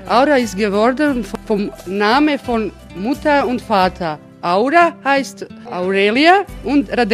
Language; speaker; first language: German; non-native, learner; Croatian